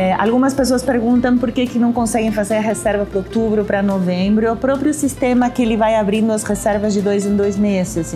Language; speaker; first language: Portuguese; non-native, fluent; Spanish